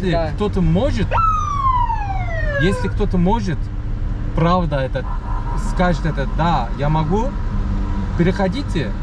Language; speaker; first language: Russian; non-native, learner; Turkish